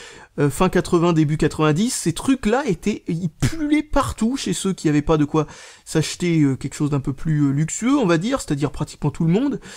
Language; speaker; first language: French; native; French